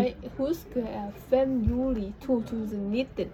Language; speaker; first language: Danish; non-native, learner; Vietnamese